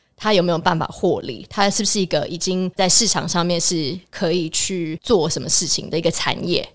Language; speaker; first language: Chinese; early bilingual, heritage; Chinese